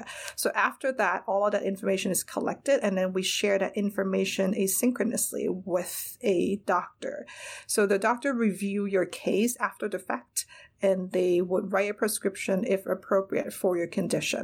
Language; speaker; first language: English; non-native, local second language; Cantonese